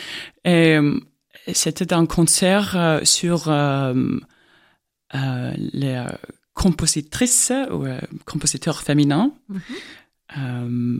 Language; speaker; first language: French; non-native, fluent; Estonian